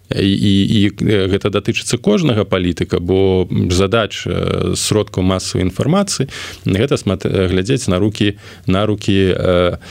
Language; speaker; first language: Belarusian; non-native, local second language; Russian